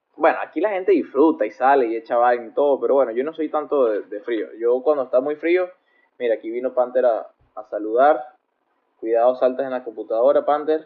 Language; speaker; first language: Spanish; native; Spanish